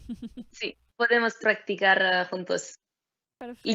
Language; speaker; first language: Spanish; non-native, learner; French